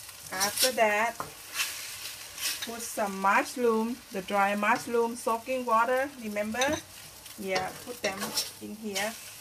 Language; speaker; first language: English; non-native, learner; Thai